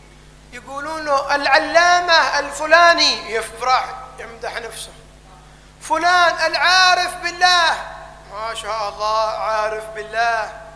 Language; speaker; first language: Arabic; native; Arabic